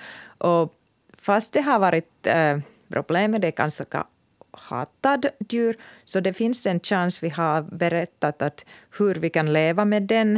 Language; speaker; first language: Swedish; non-native, local second language; Finnish